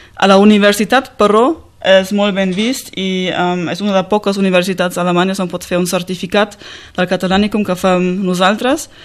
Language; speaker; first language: Catalan; non-native, fluent; German